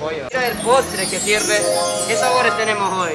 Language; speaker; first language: Spanish; non-native, fluent; Japanese